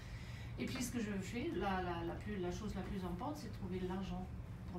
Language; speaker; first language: French; non-native, fluent; German